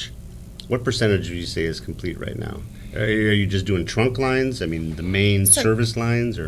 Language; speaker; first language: English; native; English